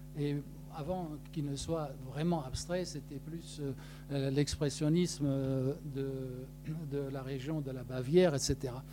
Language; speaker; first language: French; non-native, local second language; Arabic